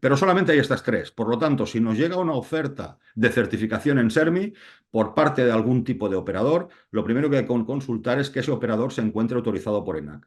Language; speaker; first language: Spanish; native; Spanish